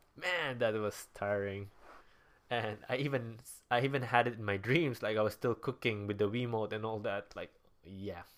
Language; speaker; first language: English; non-native, local second language; Cebuano